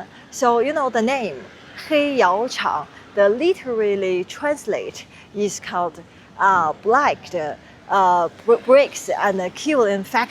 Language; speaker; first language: English; non-native, fluent; Chinese